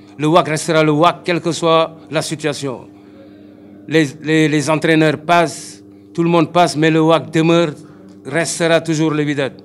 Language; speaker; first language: French; non-native, local second language; Wolof